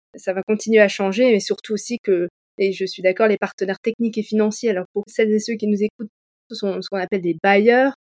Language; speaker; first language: French; native; French